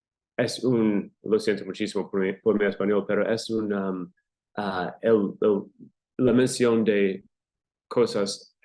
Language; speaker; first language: Spanish; non-native, learner; English